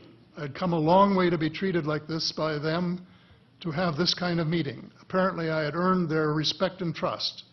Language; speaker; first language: English; native; English